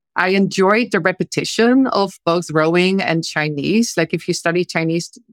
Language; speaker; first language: English; non-native, fluent; Dutch